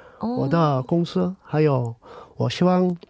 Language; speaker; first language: Chinese; non-native, learner; Korean